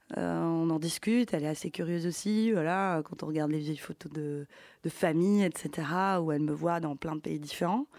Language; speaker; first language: French; early bilingual, other home language; Ukrainian